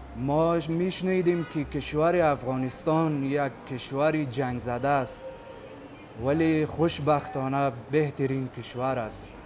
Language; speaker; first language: Persian; non-native, fluent; Arabic